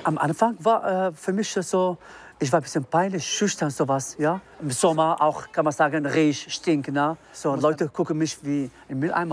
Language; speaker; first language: German; non-native, learner; Arabic